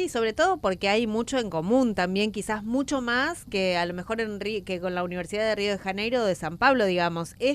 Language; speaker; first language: Spanish; native; Spanish